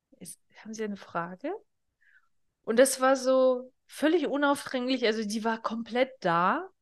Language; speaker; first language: German; non-native, fluent; Russian